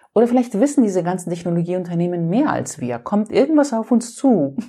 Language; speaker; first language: German; non-native, fluent; Greek